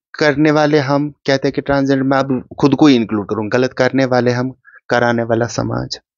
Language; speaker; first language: Hindi; non-native, local second language; Kashmiri